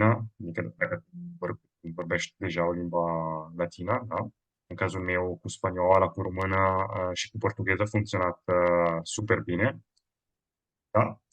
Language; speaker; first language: Romanian; non-native, fluent; Italian